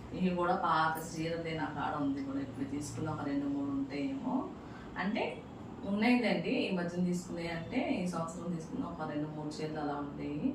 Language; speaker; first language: Telugu; non-native, local second language; Urdu